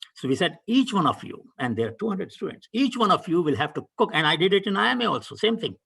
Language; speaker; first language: English; non-native, local second language; Hindi